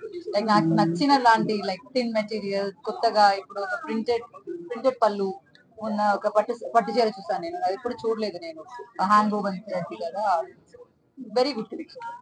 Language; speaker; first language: Telugu; non-native, local second language; Malayalam